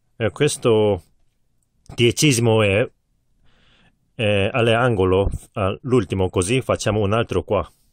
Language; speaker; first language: Italian; non-native, learner; Korean